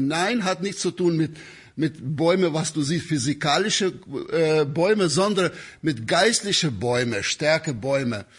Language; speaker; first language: German; non-native, fluent; Albanian